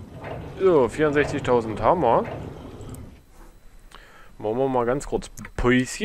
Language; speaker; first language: German; native; German